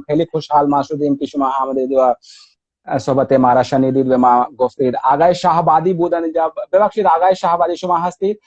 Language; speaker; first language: Persian; non-native, learner; Hindi